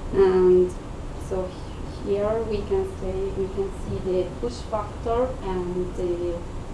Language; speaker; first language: English; non-native, fluent; Italian